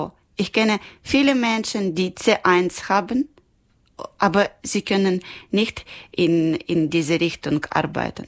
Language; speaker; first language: German; non-native, learner; Ukrainian